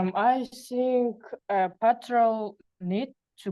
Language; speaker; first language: English; non-native, learner; Russian